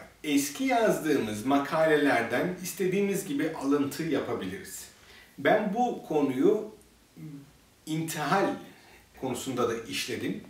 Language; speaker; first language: Turkish; native; Turkish